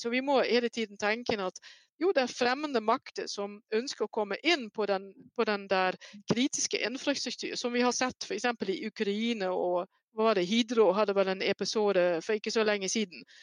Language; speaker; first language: Norwegian; non-native, fluent; Dutch